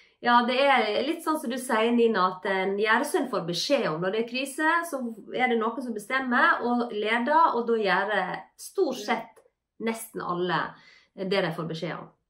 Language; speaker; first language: Norwegian; native; Norwegian